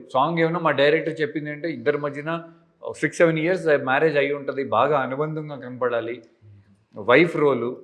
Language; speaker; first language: Telugu; native; Telugu